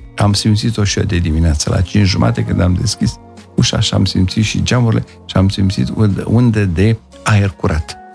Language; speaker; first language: Romanian; native; Romanian